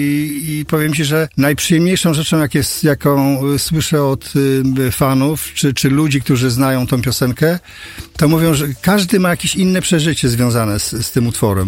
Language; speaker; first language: Polish; native; Polish